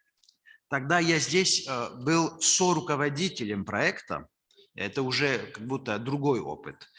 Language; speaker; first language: Russian; non-native, fluent; French